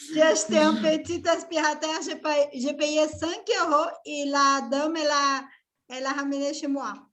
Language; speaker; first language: French; non-native, fluent; Portuguese